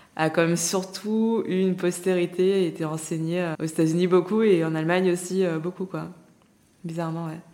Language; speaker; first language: French; native; French